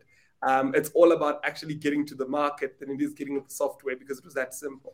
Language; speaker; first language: English; non-native, local second language; Venda